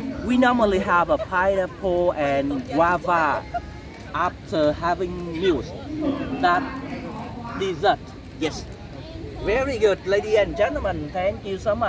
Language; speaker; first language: English; non-native, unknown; Vietnamese